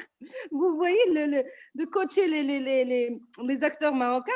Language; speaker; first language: French; non-native, local second language; Arabic